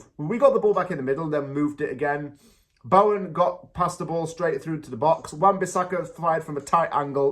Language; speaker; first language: English; native; English